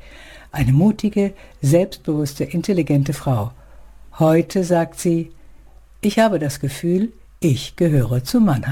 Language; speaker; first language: German; native; German